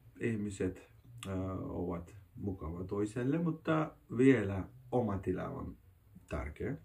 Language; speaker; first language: Finnish; non-native, learner; Turkish